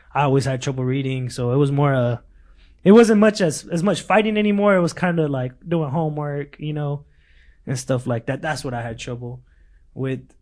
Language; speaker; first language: English; early bilingual, other home language; Spanish